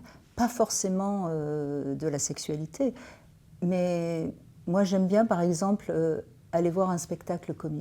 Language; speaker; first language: French; native; French